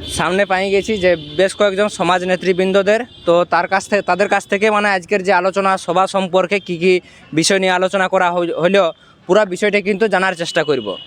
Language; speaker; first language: Bangla; native; Bangla